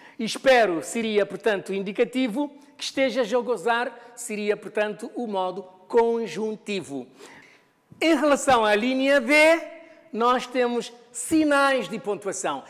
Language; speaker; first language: Portuguese; non-native, local second language; Kabuverdianu